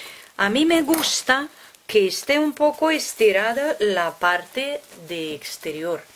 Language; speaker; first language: Spanish; non-native, fluent; Russian